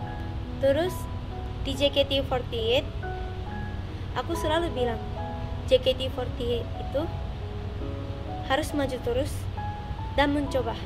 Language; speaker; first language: Indonesian; non-native, fluent; Japanese